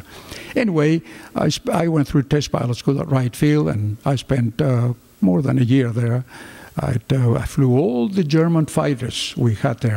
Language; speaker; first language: English; non-native, fluent; Greek